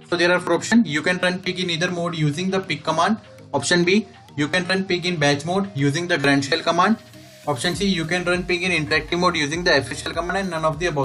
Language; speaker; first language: English; non-native, local second language; Hindi